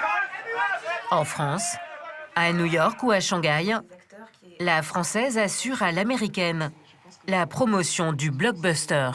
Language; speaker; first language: French; native; French